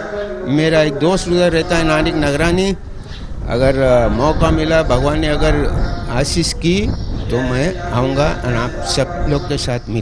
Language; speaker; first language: Hindi; non-native, local second language; Sindhi